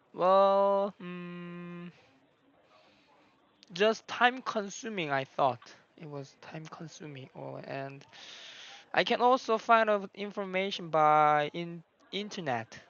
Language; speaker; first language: English; non-native, learner; Korean